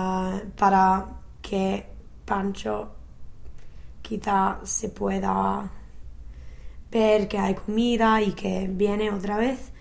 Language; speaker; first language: Spanish; non-native, fluent; English